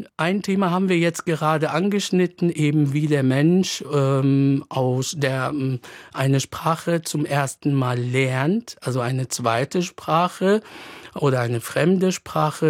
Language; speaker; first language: German; non-native, fluent; Arabic